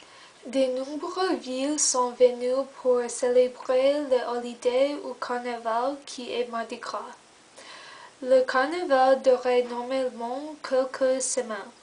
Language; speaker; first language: French; non-native, learner; English